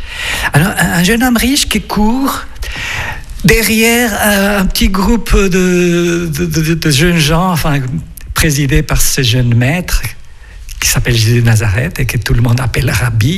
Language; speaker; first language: French; non-native, fluent; Spanish